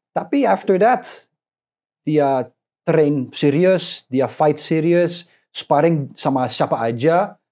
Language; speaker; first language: Indonesian; non-native, fluent; English